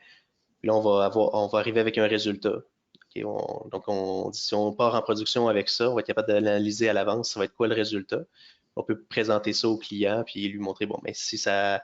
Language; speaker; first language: French; native; French